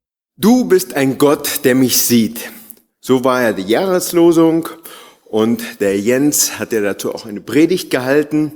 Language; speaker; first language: German; native; German